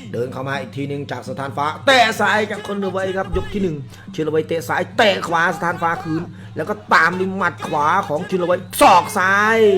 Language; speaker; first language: Thai; non-native, fluent; Khmer